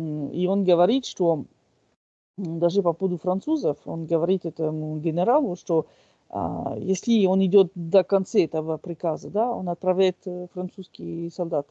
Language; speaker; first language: Russian; non-native, fluent; French